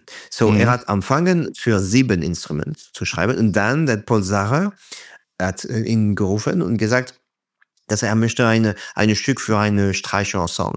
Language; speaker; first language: German; non-native, fluent; French